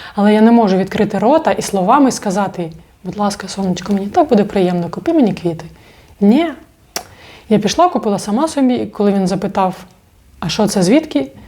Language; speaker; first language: Ukrainian; non-native, local second language; Russian